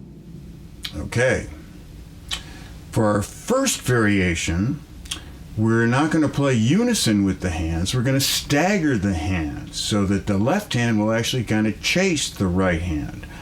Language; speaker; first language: English; native; English